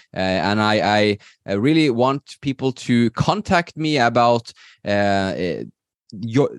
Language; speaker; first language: English; non-native, fluent; Norwegian